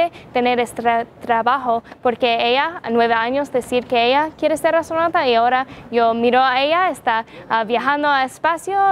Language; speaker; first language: Spanish; non-native, learner; English